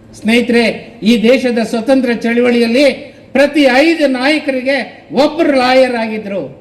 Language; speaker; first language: Kannada; non-native, local second language; Telugu